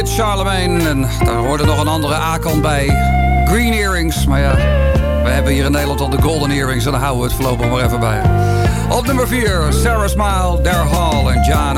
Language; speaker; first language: Dutch; native; Dutch